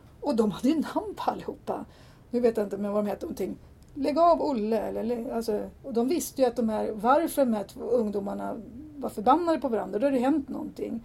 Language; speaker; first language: Swedish; native; Swedish